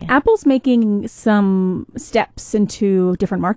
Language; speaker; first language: English; native; English